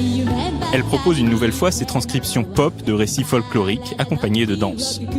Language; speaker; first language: French; native; French